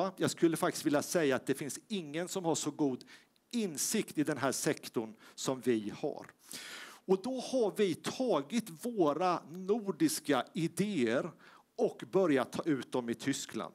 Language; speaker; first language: Swedish; native; Swedish